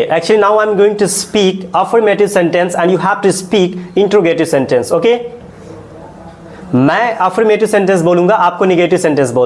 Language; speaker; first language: English; non-native, local second language; Hindi